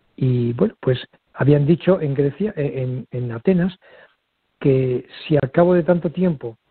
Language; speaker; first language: Spanish; native; Spanish